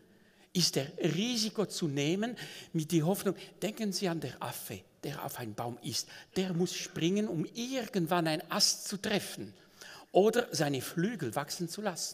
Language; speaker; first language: German; non-native, local second language; French